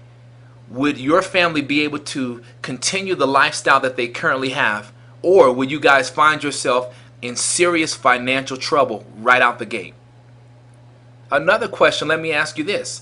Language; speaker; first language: English; native; English